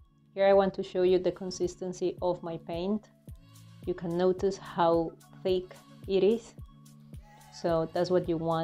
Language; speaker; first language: English; non-native, fluent; Spanish